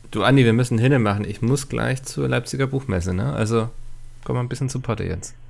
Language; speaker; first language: German; native; German